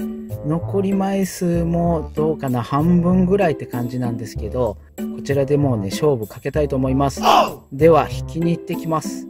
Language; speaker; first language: Japanese; native; Japanese